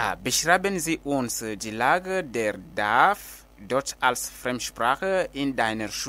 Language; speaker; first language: German; non-native, fluent; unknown